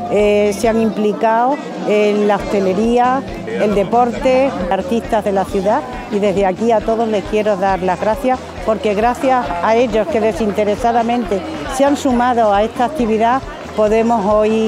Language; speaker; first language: Spanish; native; Spanish